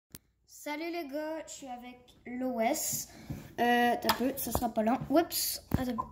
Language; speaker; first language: French; native; French